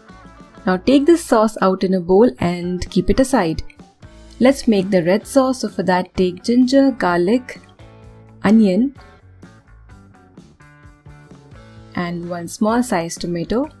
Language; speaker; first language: English; non-native, local second language; Hindi